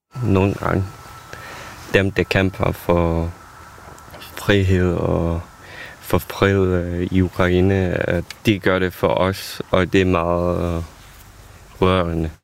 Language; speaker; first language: Danish; non-native, fluent; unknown